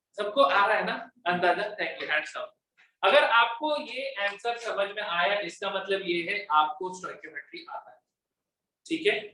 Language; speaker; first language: Hindi; non-native, local second language; Gujarati